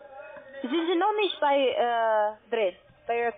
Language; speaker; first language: German; non-native, learner; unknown